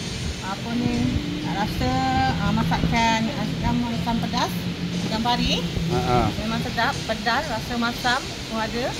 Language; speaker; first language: Malay; native; Malay